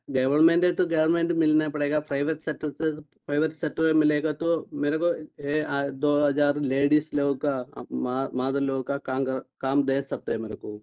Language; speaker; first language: Hindi; non-native, local second language; Malayalam